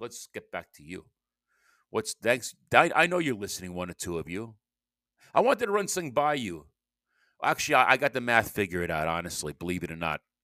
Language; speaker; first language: English; native; English